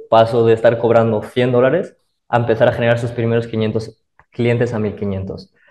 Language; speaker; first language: Spanish; early bilingual, other home language; Arabic